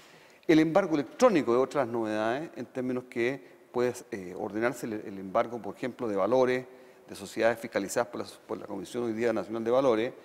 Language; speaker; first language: Spanish; native; Spanish